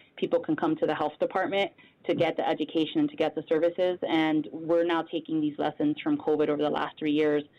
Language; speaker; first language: English; native; English